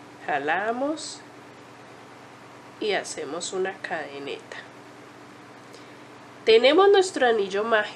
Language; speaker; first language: Spanish; native; Spanish